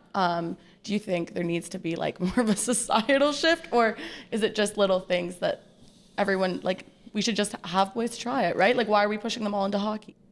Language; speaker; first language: English; native; English